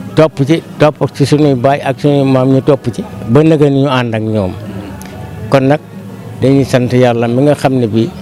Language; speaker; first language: Wolof; native; Wolof